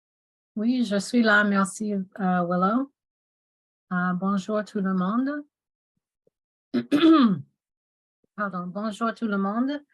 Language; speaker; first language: French; non-native, fluent; English